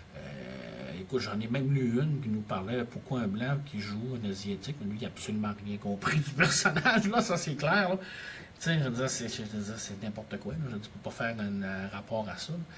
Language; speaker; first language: French; native; French